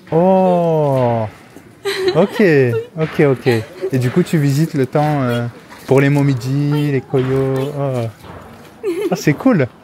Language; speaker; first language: French; native; French